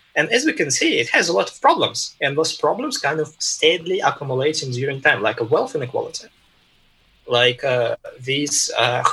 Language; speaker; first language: English; non-native, fluent; Russian